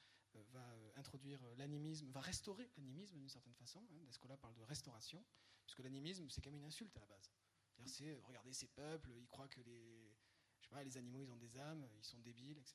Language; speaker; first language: French; native; French